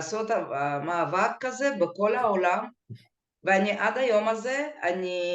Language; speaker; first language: Hebrew; non-native, fluent; Russian